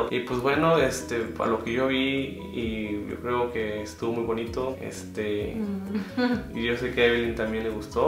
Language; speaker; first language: Spanish; native; Spanish